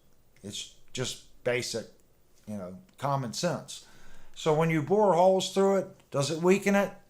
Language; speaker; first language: English; native; English